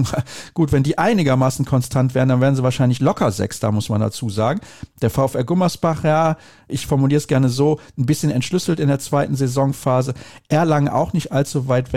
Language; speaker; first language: German; native; German